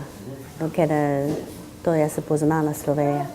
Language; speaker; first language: Slovenian; non-native, learner; Chinese